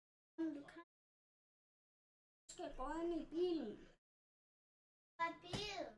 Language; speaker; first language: Danish; early bilingual, other home language; Vietnamese